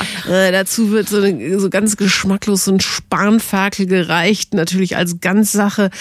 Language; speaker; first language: German; native; German